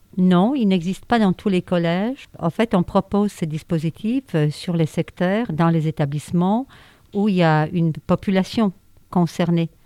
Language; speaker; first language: French; non-native, fluent; Polish